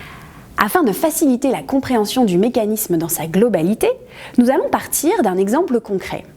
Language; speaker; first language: French; native; French